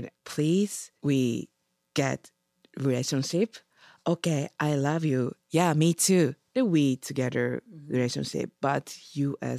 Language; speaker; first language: English; non-native, learner; Japanese